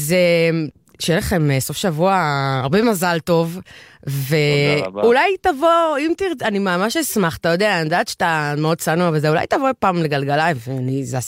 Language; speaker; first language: Hebrew; native; Hebrew